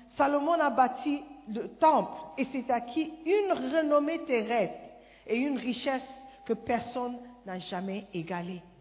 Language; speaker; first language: French; non-native, fluent; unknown